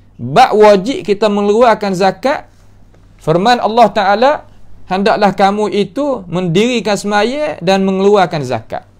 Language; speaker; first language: Malay; native; Malay